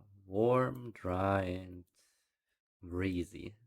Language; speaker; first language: English; non-native, learner; Ukrainian